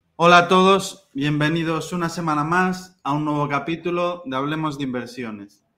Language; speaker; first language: Spanish; native; Spanish